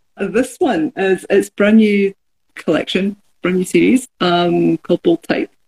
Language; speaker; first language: English; native; English